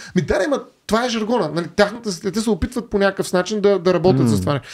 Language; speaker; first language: Bulgarian; native; Bulgarian